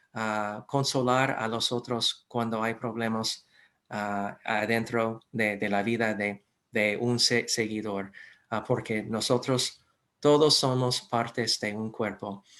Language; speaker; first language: Spanish; non-native, fluent; English